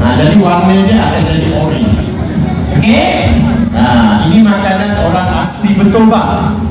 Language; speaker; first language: Malay; native; Malay